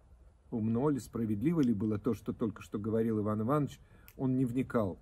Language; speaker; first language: Russian; native; Russian